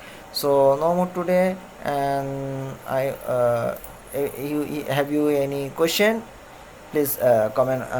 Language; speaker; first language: English; non-native, learner; Bangla